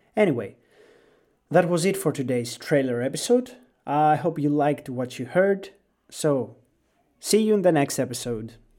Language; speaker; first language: English; non-native, fluent; Greek